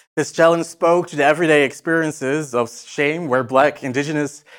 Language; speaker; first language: English; non-native, fluent; Dutch